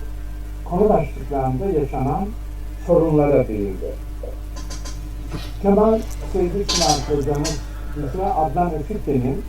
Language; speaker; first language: Turkish; native; Turkish